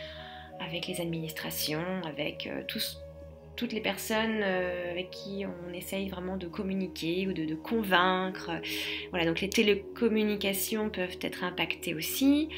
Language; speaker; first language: French; native; French